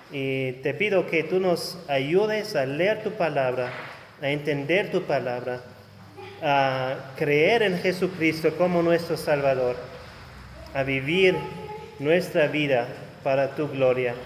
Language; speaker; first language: Spanish; non-native, fluent; German